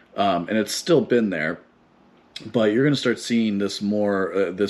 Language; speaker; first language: English; native; English